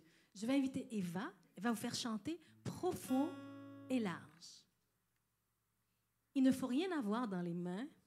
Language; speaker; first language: French; native; French